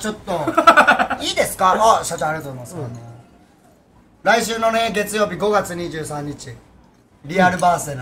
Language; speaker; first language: Japanese; native; Japanese